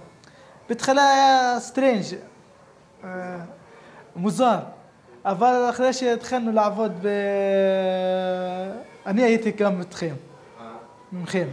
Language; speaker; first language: Hebrew; non-native, learner; Arabic